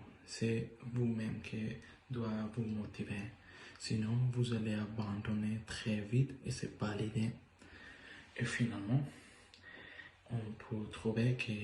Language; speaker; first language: French; non-native, learner; Spanish